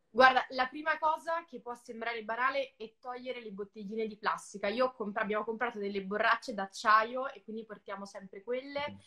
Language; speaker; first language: Italian; native; Italian